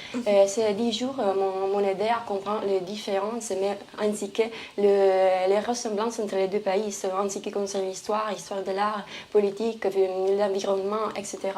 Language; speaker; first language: French; non-native, fluent; Italian